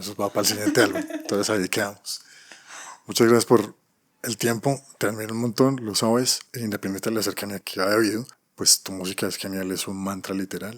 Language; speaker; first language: Spanish; native; Spanish